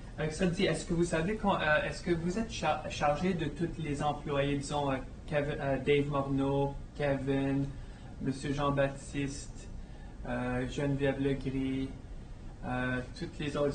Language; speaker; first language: French; non-native, fluent; English